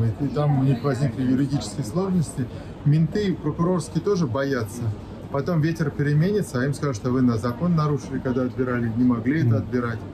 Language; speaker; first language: Russian; native; Russian